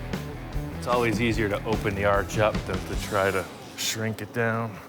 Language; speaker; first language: English; native; English